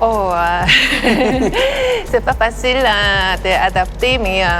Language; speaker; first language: French; non-native, fluent; Korean